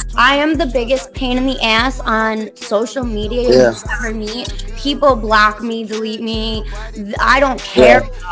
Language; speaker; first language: English; native; English